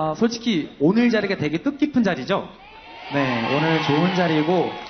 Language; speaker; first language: Korean; early bilingual, heritage; Korean